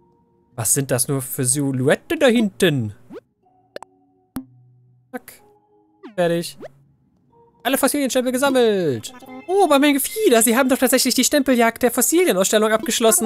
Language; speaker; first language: German; native; German